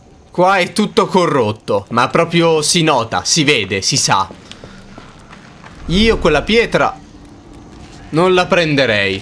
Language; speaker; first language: Italian; native; Italian